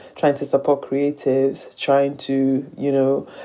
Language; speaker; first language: English; non-native, local second language; Yoruba